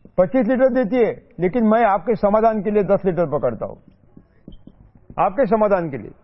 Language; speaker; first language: Hindi; non-native, local second language; Marathi